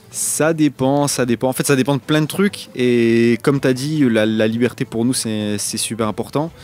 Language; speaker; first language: French; native; French